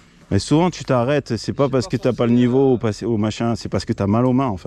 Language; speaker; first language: French; native; French